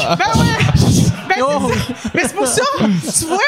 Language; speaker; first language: French; native; French